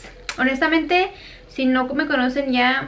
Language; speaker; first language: Spanish; native; Spanish